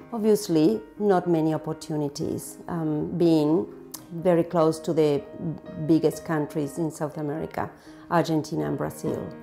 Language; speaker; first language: English; non-native, fluent; Spanish